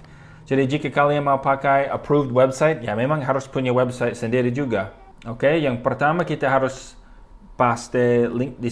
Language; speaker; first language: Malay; non-native, fluent; English